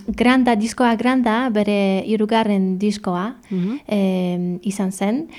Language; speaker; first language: Basque; non-native, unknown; Polish